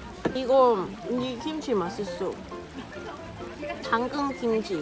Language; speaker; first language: Korean; non-native, learner; Cantonese